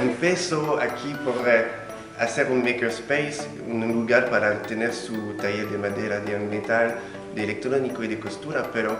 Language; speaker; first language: Spanish; non-native, fluent; French